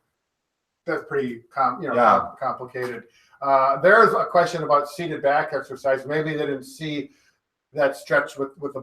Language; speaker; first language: English; native; English